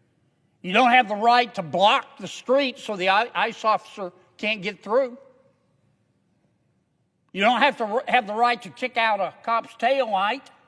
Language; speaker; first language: English; native; English